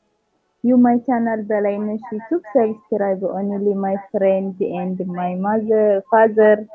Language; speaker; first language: English; non-native, learner; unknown